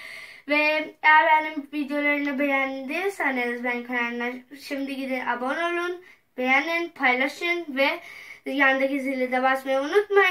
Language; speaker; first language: Turkish; non-native, learner; Urdu